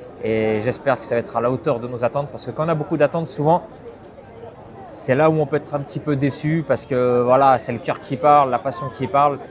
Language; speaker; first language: French; native; French